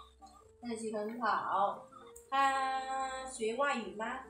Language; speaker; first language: Chinese; non-native, fluent; Vietnamese